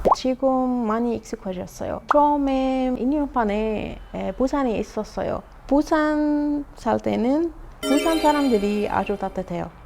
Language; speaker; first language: Korean; non-native, learner; Arabic